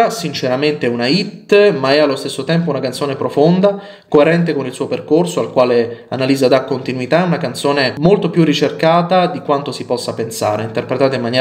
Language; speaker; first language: Italian; native; Italian